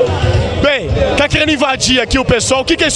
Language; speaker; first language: Portuguese; native; Portuguese